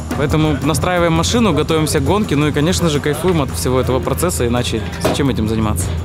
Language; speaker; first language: Russian; native; Russian